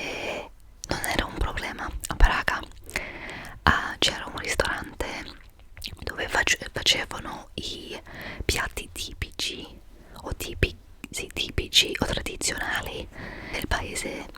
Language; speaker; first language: Italian; non-native, fluent; English